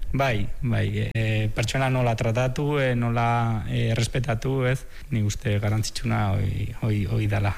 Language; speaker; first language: Basque; non-native, local second language; Spanish